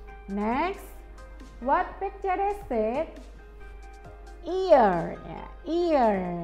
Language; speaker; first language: English; non-native, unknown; Indonesian